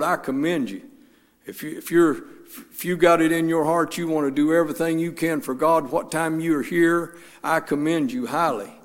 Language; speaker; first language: English; native; English